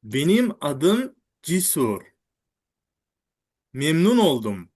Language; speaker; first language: Turkish; non-native, fluent; Uzbek